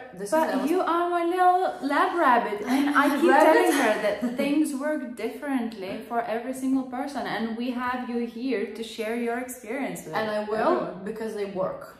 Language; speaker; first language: English; non-native, fluent; Lithuanian